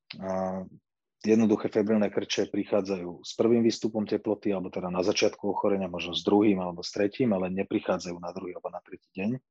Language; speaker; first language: Slovak; native; Slovak